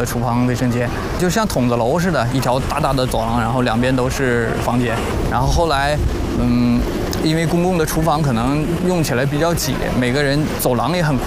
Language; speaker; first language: Chinese; native; Chinese